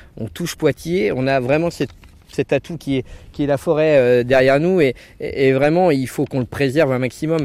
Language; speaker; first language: French; native; French